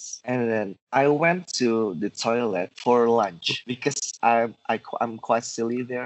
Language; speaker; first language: English; non-native, learner; Indonesian